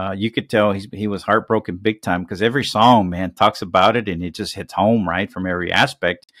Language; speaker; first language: English; early bilingual, other home language; Spanish